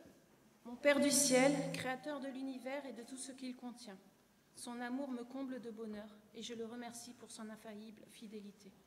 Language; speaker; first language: French; native; French